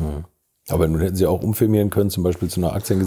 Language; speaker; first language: German; native; German